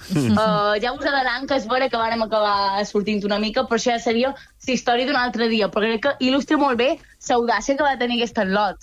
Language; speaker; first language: Catalan; native; Catalan